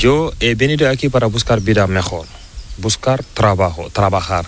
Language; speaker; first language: Spanish; non-native, learner; Fula